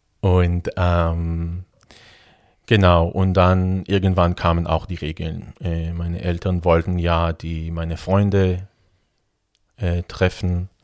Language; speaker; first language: German; non-native, fluent; Hebrew